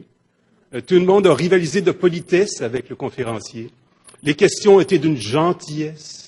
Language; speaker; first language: French; native; French